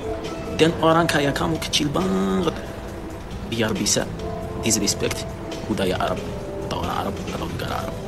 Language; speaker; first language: Indonesian; non-native, fluent; Arabic